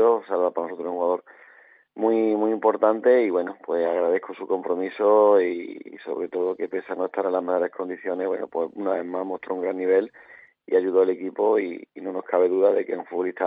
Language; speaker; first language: Spanish; native; Spanish